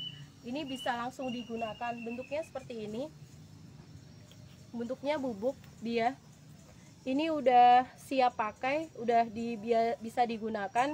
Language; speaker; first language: Indonesian; native; Indonesian